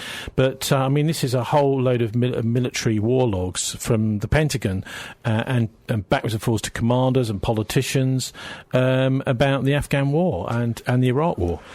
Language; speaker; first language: English; native; English